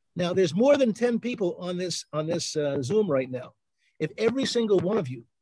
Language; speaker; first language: English; native; English